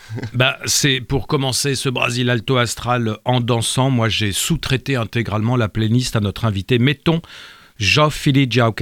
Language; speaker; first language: French; native; French